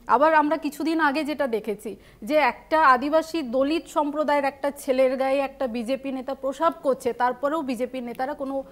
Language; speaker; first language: Bangla; non-native, local second language; Santali